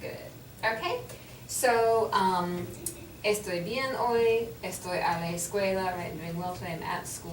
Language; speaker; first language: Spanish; non-native, fluent; English